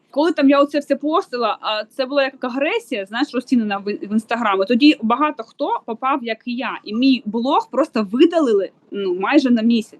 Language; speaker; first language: Ukrainian; non-native, local second language; Russian